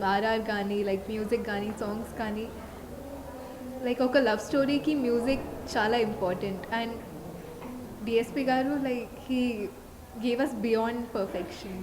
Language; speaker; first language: Telugu; non-native, local second language; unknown